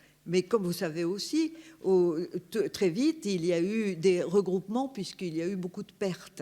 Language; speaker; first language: French; native; French